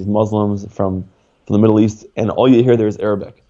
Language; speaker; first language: English; native; English